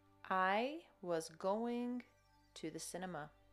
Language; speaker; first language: English; native; English